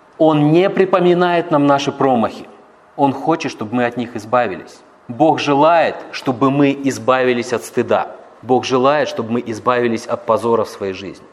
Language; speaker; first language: Russian; native; Russian